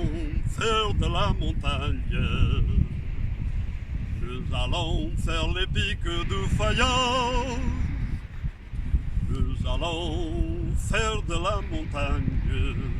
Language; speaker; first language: French; non-native, learner; Portuguese